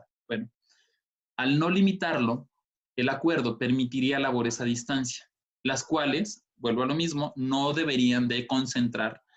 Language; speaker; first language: Spanish; native; Spanish